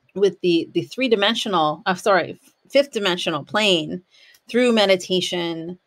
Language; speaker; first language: English; native; English